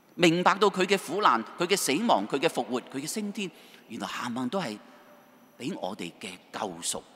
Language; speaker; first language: Chinese; non-native, local second language; Cantonese